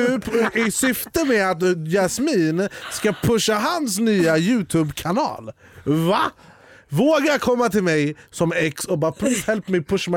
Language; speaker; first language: Swedish; native; Swedish